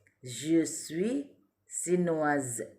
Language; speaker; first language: French; non-native, learner; Indonesian